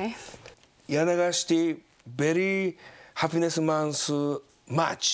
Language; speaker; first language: English; non-native, learner; Japanese